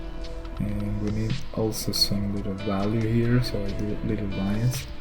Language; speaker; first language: English; non-native, fluent; Spanish